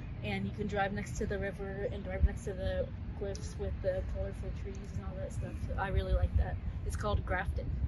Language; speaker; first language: English; native; English